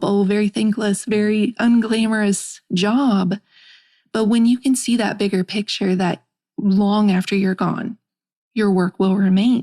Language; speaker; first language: English; native; English